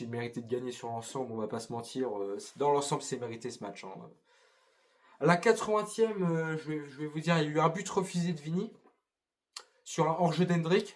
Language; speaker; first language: French; native; French